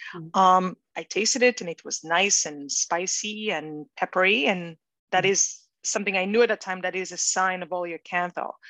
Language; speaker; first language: English; non-native, fluent; Hebrew